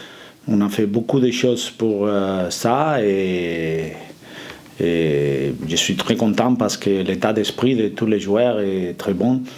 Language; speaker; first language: French; non-native, fluent; Spanish